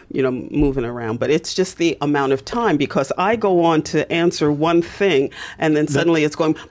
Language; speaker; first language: English; native; English